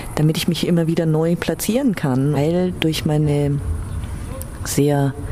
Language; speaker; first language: German; early bilingual, heritage; German